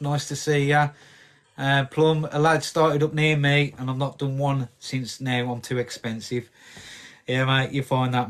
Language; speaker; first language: English; native; English